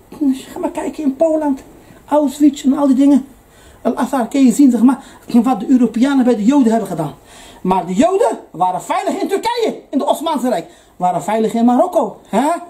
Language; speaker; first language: Dutch; early bilingual, other home language; Arabic